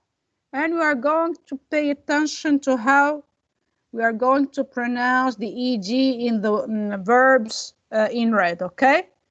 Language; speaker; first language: English; non-native, fluent; Arabic